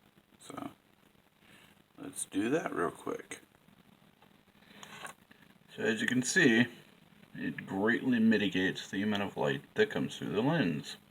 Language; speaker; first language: English; native; English